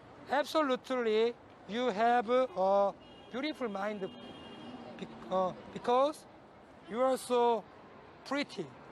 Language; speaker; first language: English; non-native, learner; Korean